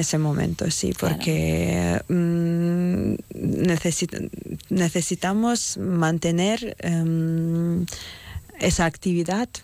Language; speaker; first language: Spanish; non-native, fluent; Ukrainian